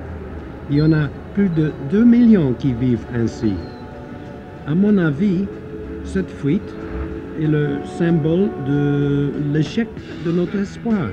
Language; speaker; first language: French; non-native, fluent; English